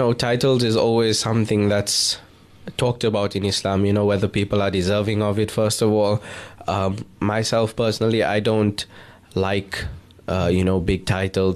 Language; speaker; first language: English; native; English